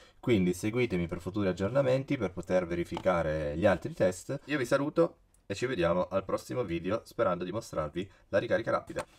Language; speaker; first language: Italian; native; Italian